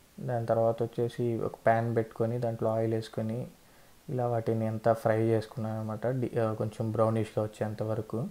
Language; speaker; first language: Telugu; non-native, local second language; Urdu